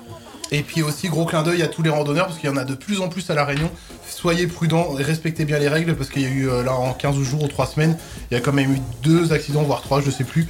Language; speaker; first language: French; native; French